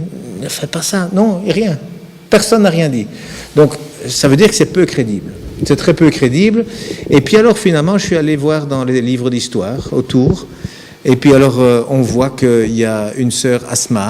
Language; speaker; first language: French; native; French